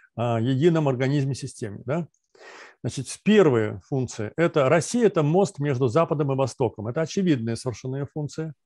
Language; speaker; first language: Russian; native; Russian